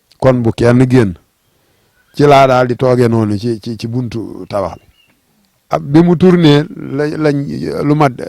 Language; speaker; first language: Wolof; native; Wolof